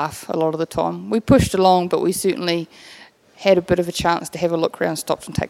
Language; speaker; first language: English; native; English